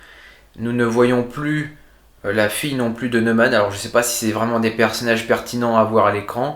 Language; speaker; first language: French; native; French